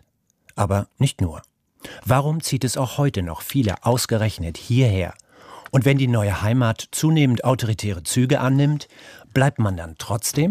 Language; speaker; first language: German; native; German